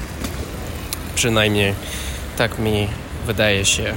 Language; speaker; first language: Polish; non-native, learner; English